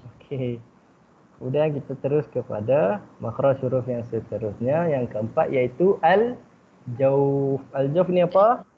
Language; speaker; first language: Malay; native; Malay